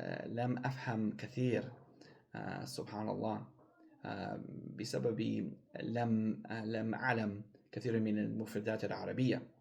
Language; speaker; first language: Arabic; non-native, learner; English